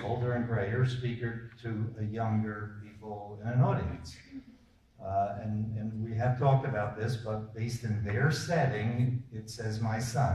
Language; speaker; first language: English; native; English